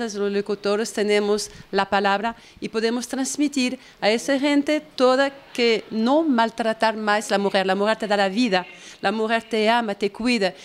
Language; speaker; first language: Spanish; non-native, learner; French